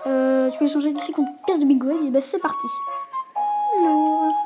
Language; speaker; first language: French; native; French